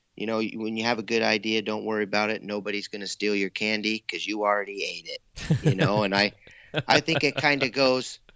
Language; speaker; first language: English; native; English